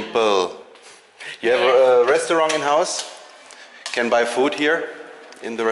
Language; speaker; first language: English; non-native, learner; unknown